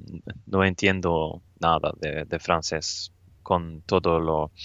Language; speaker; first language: Spanish; non-native, learner; Swedish